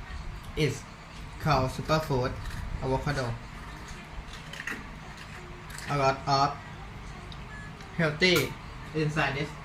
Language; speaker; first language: English; non-native, learner; Thai